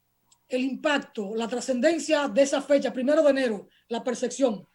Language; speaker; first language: Spanish; native; Spanish